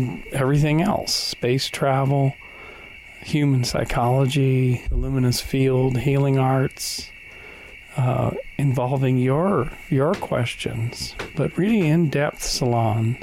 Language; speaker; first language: English; native; English